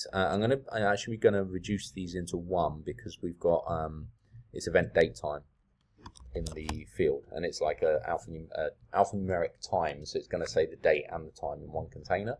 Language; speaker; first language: English; native; English